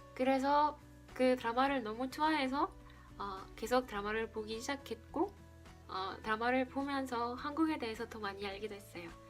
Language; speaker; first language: Korean; non-native, fluent; Spanish